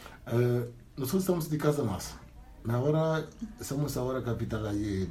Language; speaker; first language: Spanish; non-native, learner; Wolof